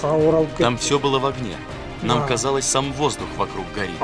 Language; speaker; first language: Russian; native; Russian